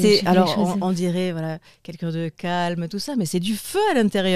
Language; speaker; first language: French; native; French